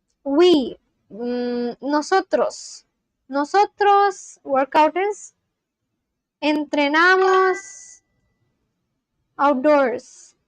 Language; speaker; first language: Spanish; non-native, learner; Bangla